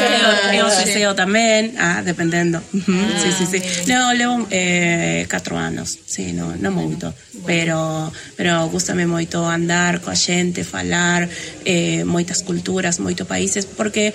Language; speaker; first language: Galician; non-native, learner; Spanish